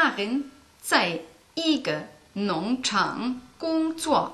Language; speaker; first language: Chinese; non-native, learner; German